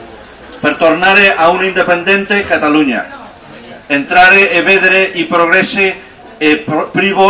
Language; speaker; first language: Italian; non-native, learner; Catalan